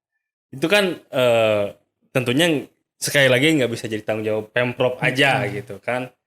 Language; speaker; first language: Indonesian; native; Indonesian